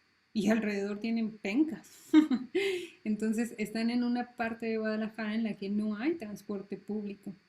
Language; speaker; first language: Spanish; native; Spanish